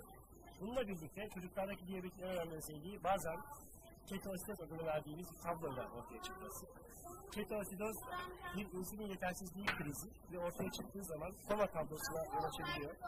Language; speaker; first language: Turkish; native; Turkish